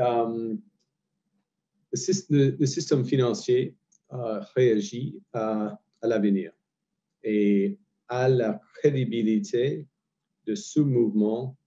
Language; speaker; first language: French; non-native, fluent; English